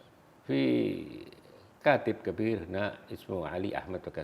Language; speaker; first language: Arabic; non-native, learner; Indonesian